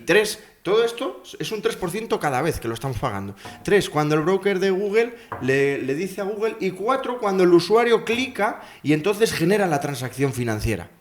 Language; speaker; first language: Spanish; native; Spanish